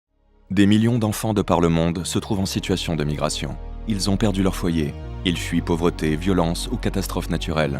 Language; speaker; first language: French; native; French